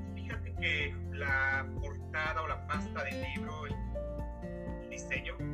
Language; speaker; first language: Spanish; native; Spanish